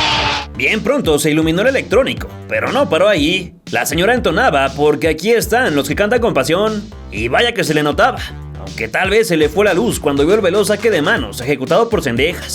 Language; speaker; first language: Spanish; native; Spanish